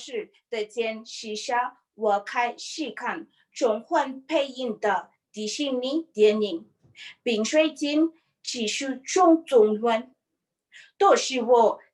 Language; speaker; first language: Chinese; non-native, learner; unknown